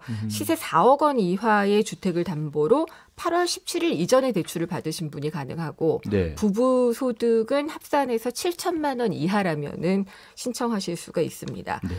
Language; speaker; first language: Korean; native; Korean